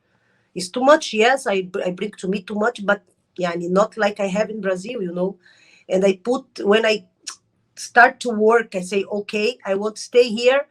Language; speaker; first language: English; non-native, learner; Arabic